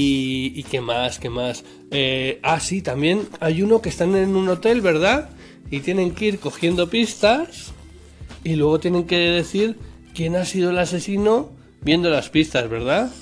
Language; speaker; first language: Spanish; native; Spanish